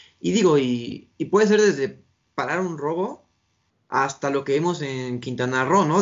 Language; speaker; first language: Spanish; native; Spanish